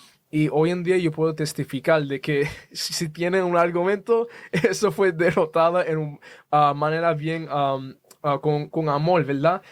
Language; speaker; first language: Spanish; early bilingual, heritage; Spanish